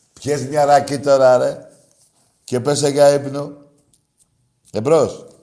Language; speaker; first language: Greek; native; Greek